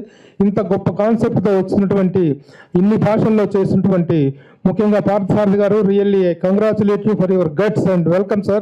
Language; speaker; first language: Telugu; native; Telugu